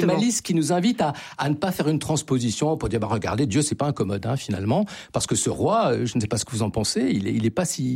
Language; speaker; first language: French; native; French